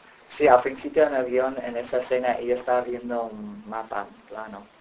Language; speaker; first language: Spanish; native; Spanish